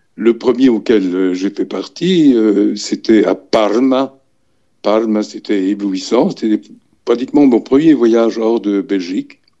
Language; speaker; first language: French; native; French